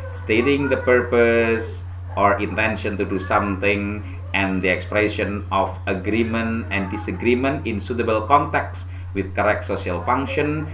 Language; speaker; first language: English; non-native, fluent; Indonesian